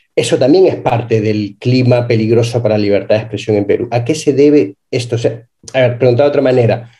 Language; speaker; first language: Spanish; native; Spanish